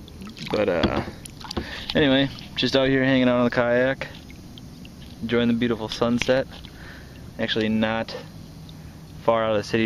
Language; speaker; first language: English; native; English